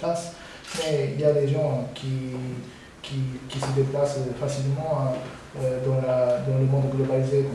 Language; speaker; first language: French; non-native, learner; Korean